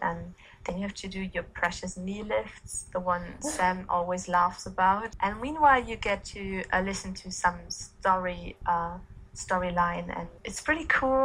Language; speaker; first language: English; non-native, fluent; German